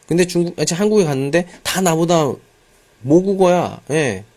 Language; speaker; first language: Korean; native; Korean